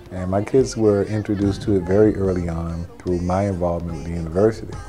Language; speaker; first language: English; native; English